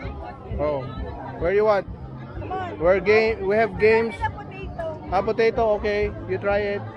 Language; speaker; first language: English; non-native, local second language; Filipino